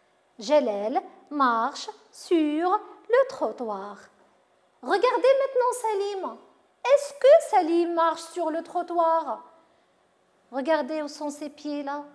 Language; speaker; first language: French; non-native, local second language; Arabic